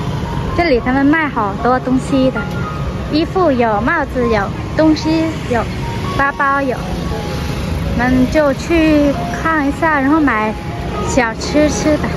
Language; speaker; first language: Chinese; non-native, learner; Vietnamese